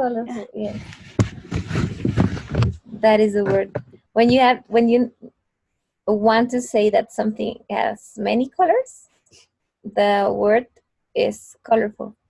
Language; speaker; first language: English; non-native, fluent; Spanish